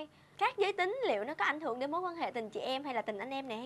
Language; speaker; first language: Vietnamese; native; Vietnamese